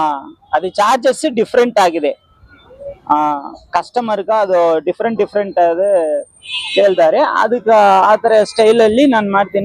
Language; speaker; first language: Kannada; non-native, local second language; Tamil